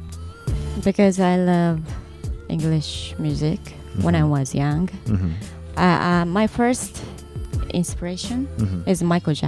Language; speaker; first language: English; non-native, learner; Japanese